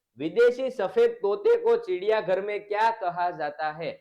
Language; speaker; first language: Hindi; non-native, local second language; Gujarati